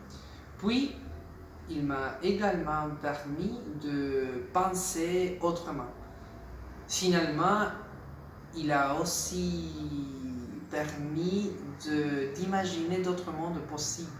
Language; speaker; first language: French; non-native, fluent; Spanish